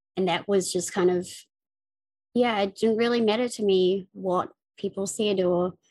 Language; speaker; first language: English; native; English